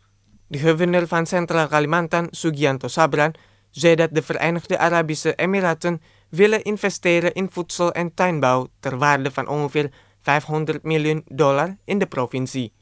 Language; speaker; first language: Dutch; non-native, fluent; Indonesian